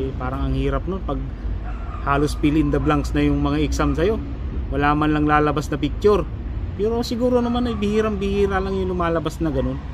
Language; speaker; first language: Filipino; native; Filipino